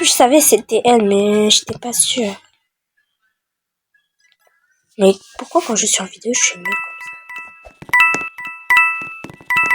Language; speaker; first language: French; native; French